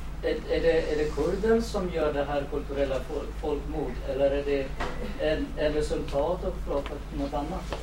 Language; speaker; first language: Swedish; non-native, fluent; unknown